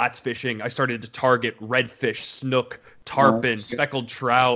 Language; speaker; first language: English; native; English